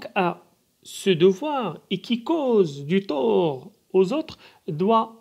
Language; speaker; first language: French; non-native, local second language; Arabic